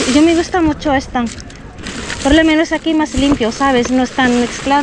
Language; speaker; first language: Spanish; non-native, learner; Filipino